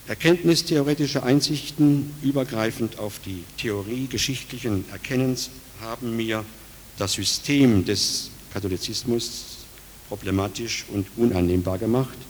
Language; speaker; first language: German; native; German